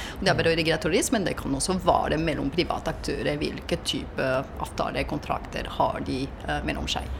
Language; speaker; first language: Norwegian; non-native, fluent; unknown